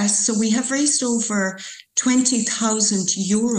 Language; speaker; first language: English; native; English